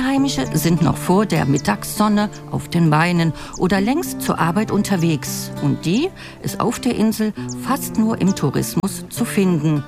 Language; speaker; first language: German; native; German